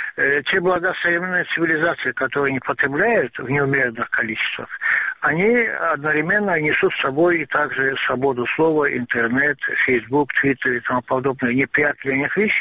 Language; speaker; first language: Russian; non-native, local second language; Azerbaijani